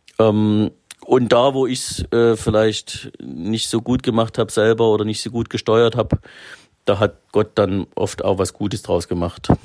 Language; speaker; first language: German; native; German